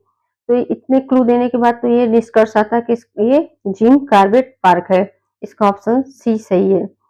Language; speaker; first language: Hindi; native; Hindi